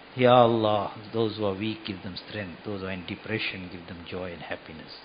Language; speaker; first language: English; native; English